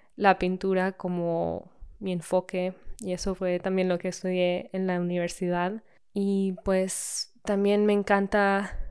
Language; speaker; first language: Spanish; early bilingual, heritage; Spanish